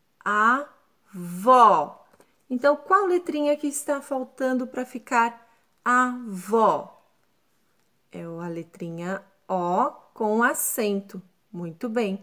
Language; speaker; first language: Portuguese; native; Portuguese